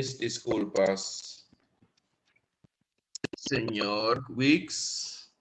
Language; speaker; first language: Spanish; non-native, fluent; English